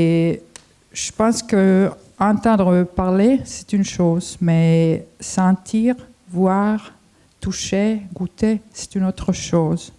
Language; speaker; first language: French; non-native, fluent; Finnish